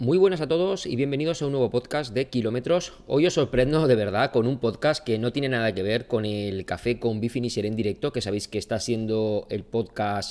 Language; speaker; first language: Spanish; native; Spanish